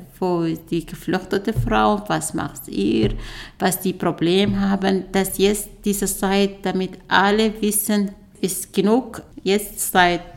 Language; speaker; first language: German; non-native, learner; Arabic